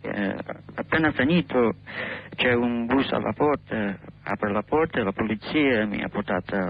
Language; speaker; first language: Italian; non-native, learner; English